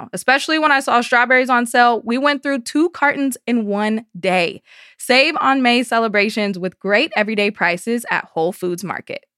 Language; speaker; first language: English; native; English